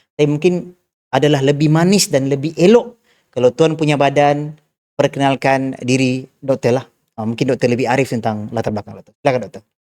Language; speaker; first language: Malay; native; Malay